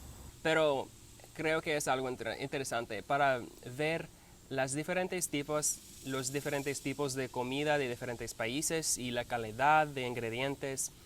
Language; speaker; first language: Spanish; non-native, learner; English